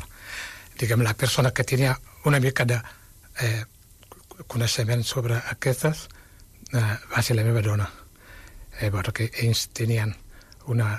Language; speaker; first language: Catalan; non-native, fluent; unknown